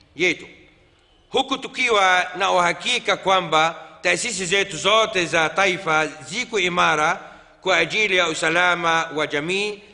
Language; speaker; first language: Swahili; non-native, fluent; Arabic